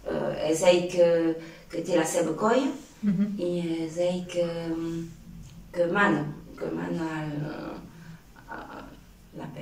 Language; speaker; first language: Catalan; non-native, local second language; French